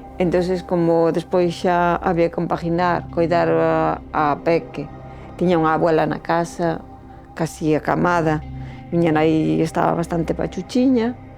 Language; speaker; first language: Galician; native; Galician